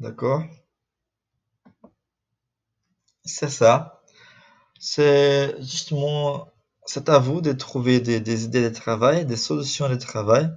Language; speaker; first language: French; non-native, fluent; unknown